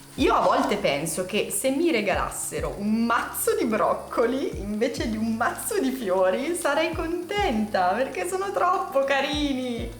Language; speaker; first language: Italian; native; Italian